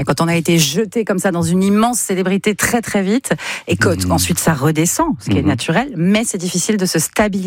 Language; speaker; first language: French; native; French